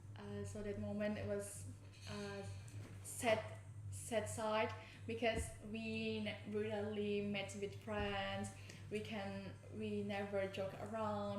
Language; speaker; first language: English; non-native, learner; Indonesian